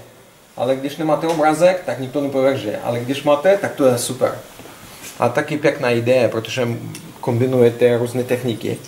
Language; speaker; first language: Czech; non-native, learner; Russian